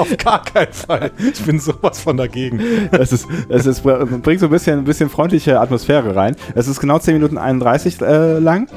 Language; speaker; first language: German; native; German